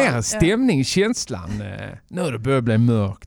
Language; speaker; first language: Swedish; native; Swedish